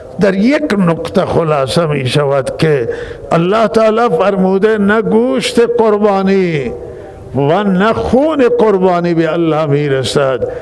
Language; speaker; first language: Persian; non-native, local second language; Baluchi